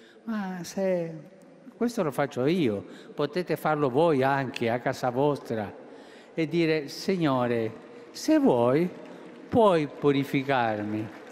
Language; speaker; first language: Italian; non-native, fluent; Spanish